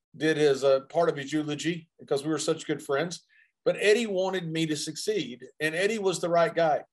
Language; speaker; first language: English; native; English